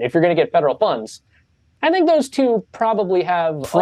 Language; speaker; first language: English; native; English